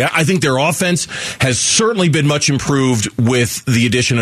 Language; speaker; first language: English; native; English